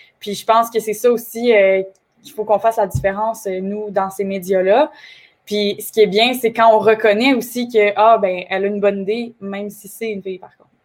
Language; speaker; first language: French; native; French